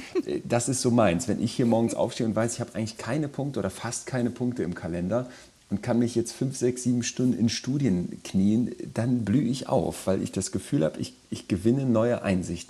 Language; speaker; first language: German; native; German